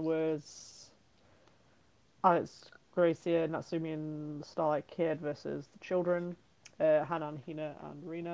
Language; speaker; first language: English; native; English